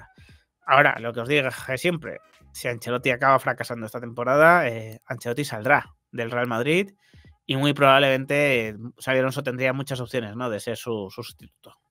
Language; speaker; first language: Spanish; native; Spanish